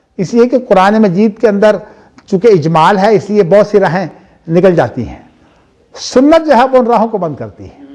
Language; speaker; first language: Urdu; non-native, local second language; Punjabi